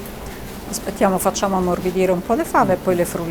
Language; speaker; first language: Italian; native; Italian